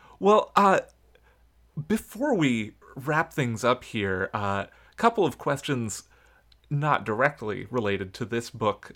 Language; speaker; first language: English; native; English